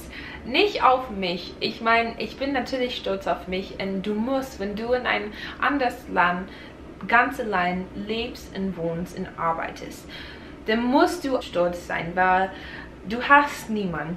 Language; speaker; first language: German; non-native, fluent; English